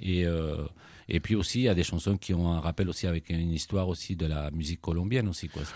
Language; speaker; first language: French; native; French